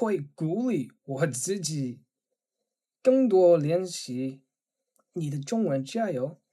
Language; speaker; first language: Chinese; non-native, learner; English